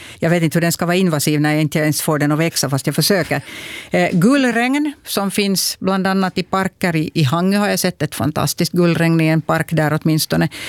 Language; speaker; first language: Swedish; native; Swedish